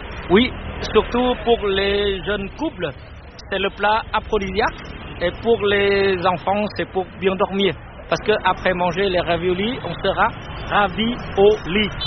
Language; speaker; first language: French; non-native, local second language; Vietnamese